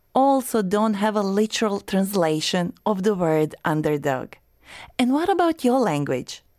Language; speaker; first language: English; non-native, fluent; Croatian